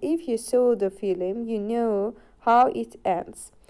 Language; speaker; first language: English; non-native, fluent; Azerbaijani